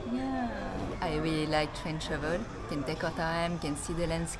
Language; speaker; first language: English; non-native, fluent; French